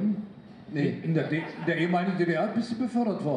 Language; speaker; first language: German; native; German